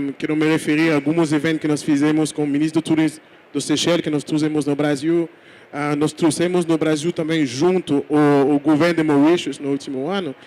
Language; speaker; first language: Portuguese; non-native, fluent; French